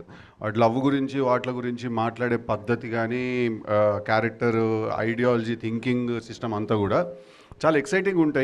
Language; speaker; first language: Telugu; native; Telugu